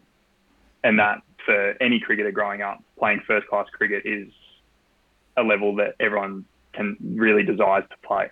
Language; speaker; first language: English; native; English